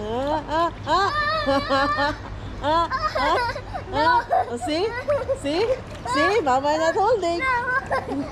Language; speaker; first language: English; non-native, local second language; Filipino